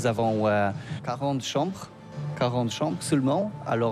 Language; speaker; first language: French; non-native, learner; Polish